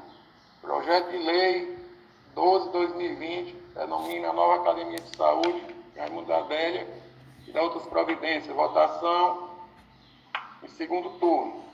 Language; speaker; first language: Portuguese; native; Portuguese